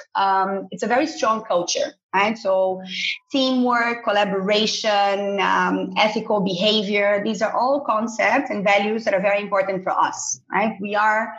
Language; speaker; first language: English; non-native, fluent; Portuguese